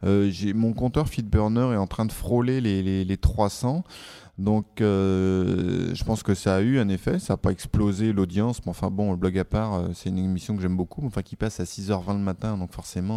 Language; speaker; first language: French; native; French